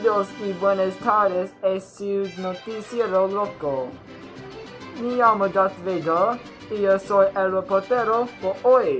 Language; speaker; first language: Spanish; non-native, learner; English